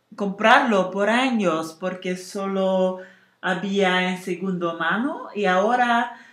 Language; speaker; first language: Spanish; non-native, learner; Dutch